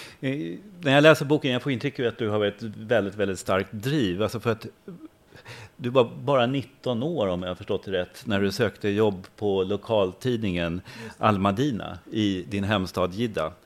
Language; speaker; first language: Swedish; native; Swedish